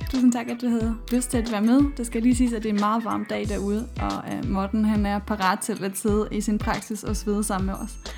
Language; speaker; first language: Danish; non-native, fluent; German